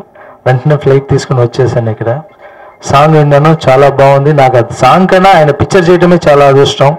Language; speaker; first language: Telugu; non-native, fluent; Tamil